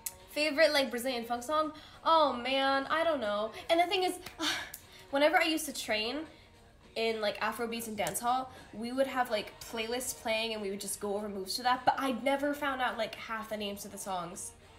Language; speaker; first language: English; native; English